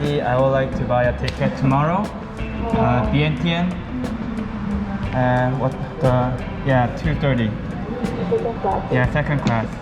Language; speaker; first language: English; non-native, learner; Korean